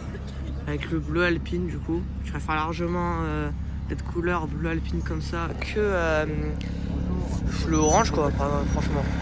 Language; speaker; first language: French; native; French